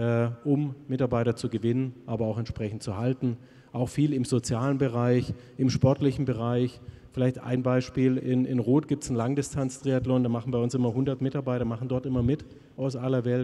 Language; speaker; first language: German; native; German